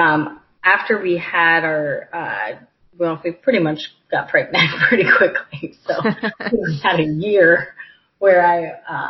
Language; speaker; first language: English; native; English